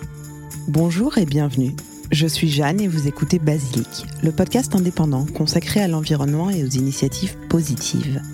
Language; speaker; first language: French; native; French